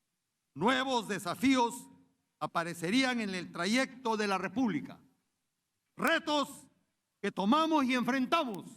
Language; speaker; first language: Spanish; native; Spanish